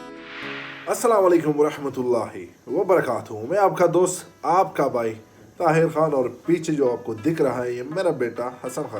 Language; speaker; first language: Hindi; non-native, local second language; Pashto